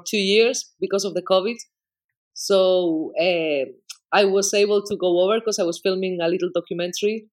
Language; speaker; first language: English; non-native, fluent; Spanish